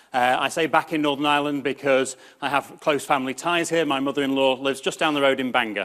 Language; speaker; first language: English; native; English